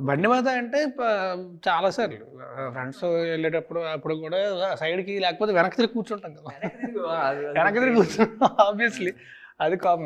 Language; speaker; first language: Telugu; native; Telugu